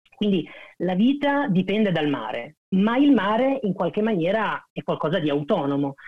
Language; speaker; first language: Italian; native; Italian